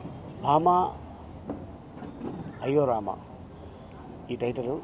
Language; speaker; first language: Telugu; native; Telugu